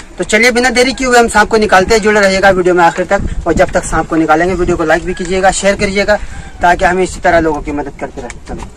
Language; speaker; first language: Hindi; native; Hindi